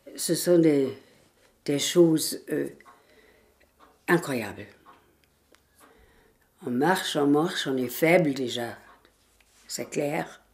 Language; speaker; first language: French; non-native, fluent; German